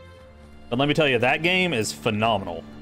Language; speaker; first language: English; native; English